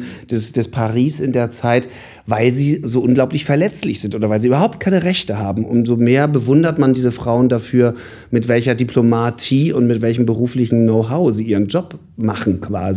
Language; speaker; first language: German; native; German